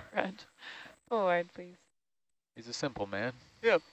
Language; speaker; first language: English; native; English